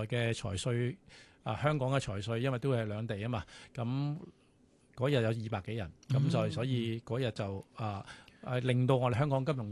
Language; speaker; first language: Cantonese; native; Cantonese